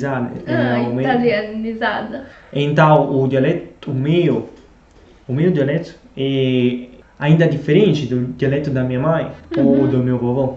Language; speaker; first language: Portuguese; non-native, fluent; Italian